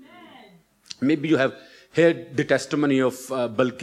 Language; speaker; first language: English; non-native, local second language; Urdu